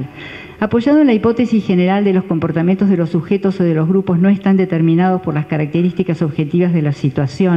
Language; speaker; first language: Spanish; native; Spanish